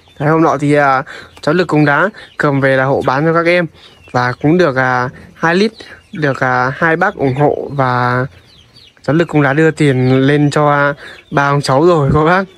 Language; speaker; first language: Vietnamese; native; Vietnamese